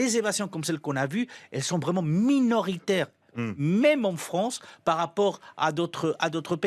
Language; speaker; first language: French; non-native, fluent; Spanish